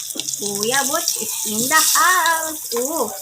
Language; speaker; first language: English; non-native, local second language; Cebuano